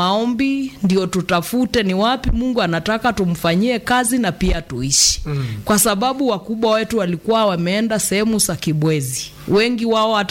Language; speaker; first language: Swahili; non-native, local second language; Kamba